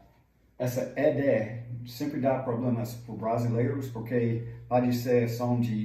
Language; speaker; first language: Portuguese; non-native, fluent; English